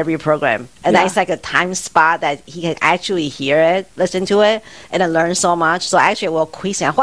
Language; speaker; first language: English; non-native, fluent; Chinese